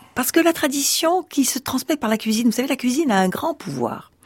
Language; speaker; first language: French; early bilingual, other home language; Russian